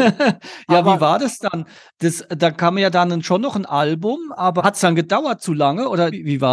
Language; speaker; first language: German; native; German